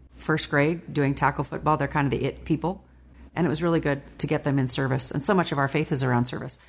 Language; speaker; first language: English; native; English